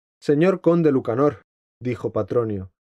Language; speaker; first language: Spanish; native; Spanish